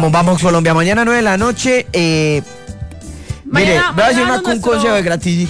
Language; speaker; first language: Spanish; native; Spanish